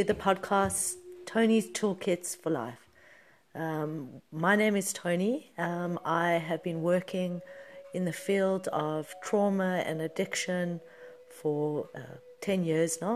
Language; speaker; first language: English; native; English